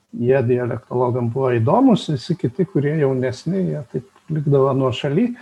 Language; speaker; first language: Lithuanian; native; Lithuanian